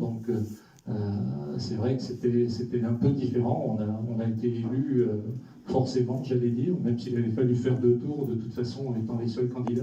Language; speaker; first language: French; native; French